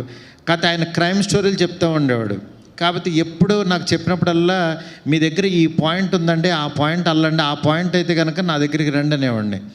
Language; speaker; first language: Telugu; native; Telugu